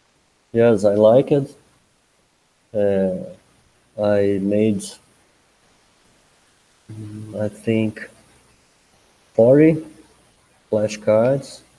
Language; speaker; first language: English; non-native, learner; Portuguese